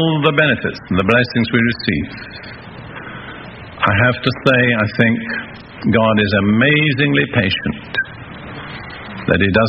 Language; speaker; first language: English; native; English